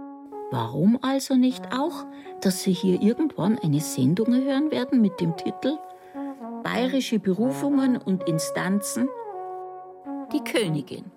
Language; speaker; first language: German; native; German